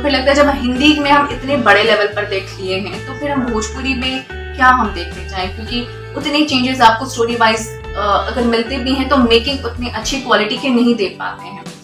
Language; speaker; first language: Hindi; native; Hindi